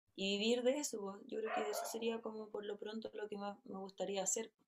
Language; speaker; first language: Spanish; native; Spanish